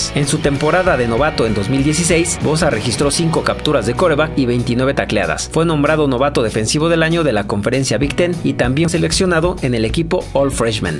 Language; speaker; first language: Spanish; native; Spanish